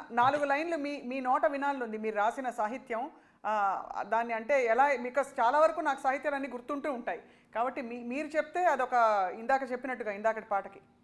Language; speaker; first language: Telugu; native; Telugu